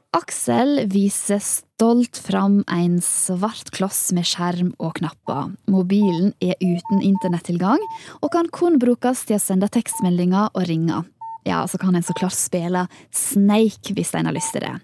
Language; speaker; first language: Norwegian; native; Norwegian